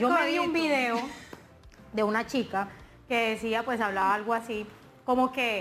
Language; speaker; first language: Spanish; native; Spanish